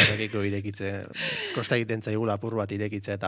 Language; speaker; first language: Basque; native; Basque